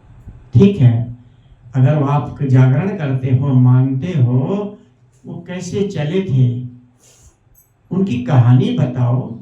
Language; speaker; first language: Hindi; native; Hindi